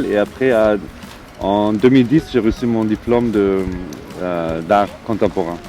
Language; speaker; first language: French; non-native, fluent; German